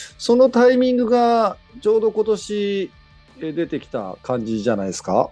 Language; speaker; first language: Japanese; native; Japanese